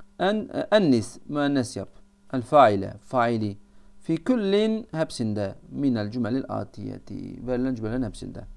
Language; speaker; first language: Arabic; non-native, fluent; Turkish